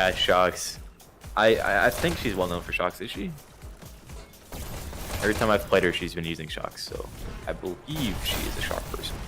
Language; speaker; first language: English; native; English